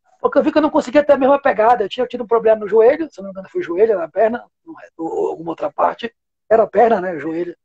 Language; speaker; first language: Portuguese; native; Portuguese